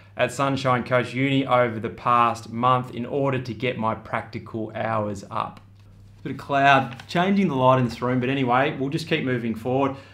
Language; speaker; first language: English; native; English